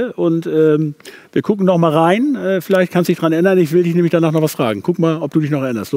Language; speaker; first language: German; native; German